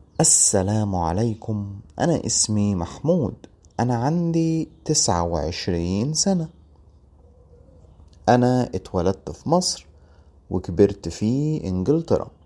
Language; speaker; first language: Arabic; early bilingual, heritage; Arabic